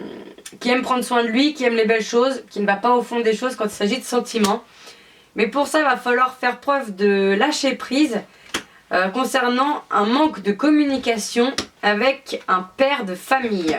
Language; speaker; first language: French; native; French